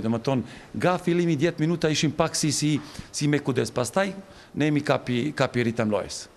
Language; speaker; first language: Albanian; non-native, learner; Serbian